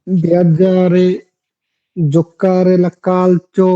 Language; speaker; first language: Italian; non-native, learner; Bangla